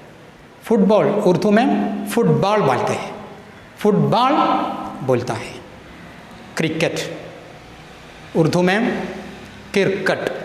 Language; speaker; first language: Hindi; non-native, local second language; Malayalam